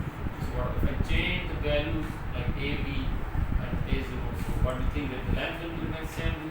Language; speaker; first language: English; non-native, learner; Hindi